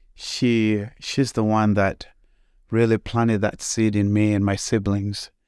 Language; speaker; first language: English; non-native, local second language; Shona